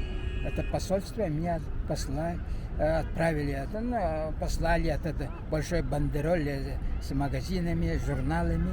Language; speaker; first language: Russian; non-native, fluent; Mongolian